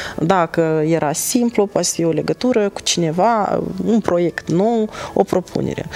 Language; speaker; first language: Romanian; native; Romanian